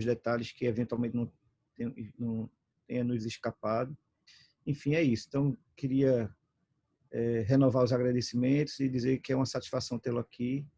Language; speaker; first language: Portuguese; native; Portuguese